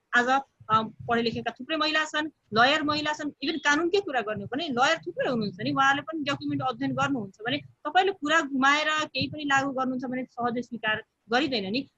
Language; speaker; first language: Nepali; non-native, local second language; Bhojpuri